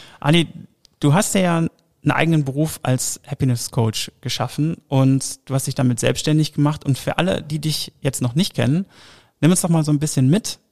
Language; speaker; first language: German; native; German